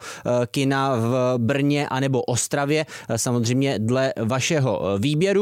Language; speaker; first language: Czech; native; Czech